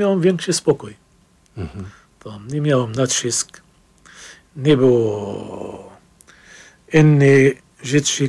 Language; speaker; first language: Polish; non-native, learner; Arabic